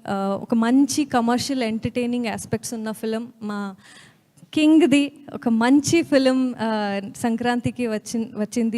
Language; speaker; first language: Telugu; non-native, learner; Kannada